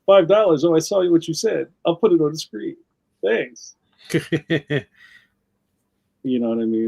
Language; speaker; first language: English; native; English